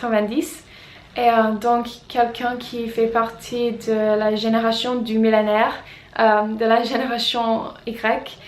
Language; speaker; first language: French; non-native, fluent; English